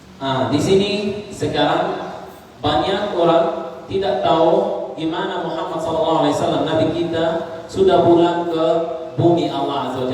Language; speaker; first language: Indonesian; non-native, learner; Arabic